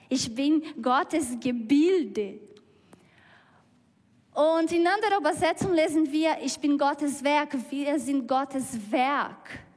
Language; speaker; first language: German; non-native, learner; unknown